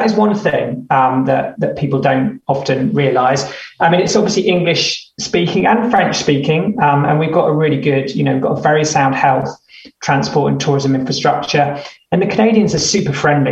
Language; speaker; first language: English; native; English